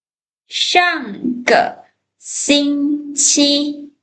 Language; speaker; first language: Chinese; non-native, fluent; Lao